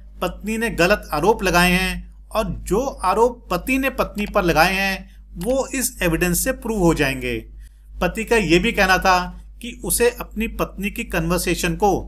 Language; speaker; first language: Hindi; native; Hindi